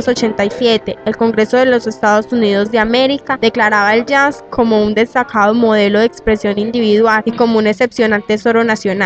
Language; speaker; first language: Spanish; native; Spanish